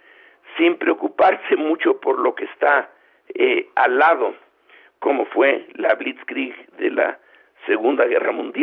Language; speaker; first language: Spanish; native; Spanish